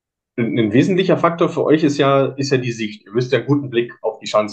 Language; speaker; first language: German; native; German